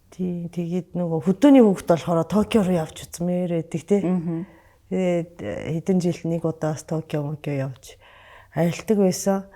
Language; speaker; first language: Mongolian; non-native, fluent; Japanese